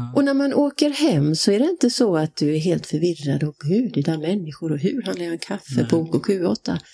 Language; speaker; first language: Swedish; native; Swedish